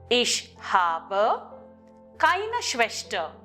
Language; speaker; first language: German; non-native, fluent; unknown